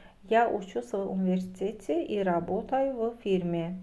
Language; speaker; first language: Russian; non-native, fluent; Azerbaijani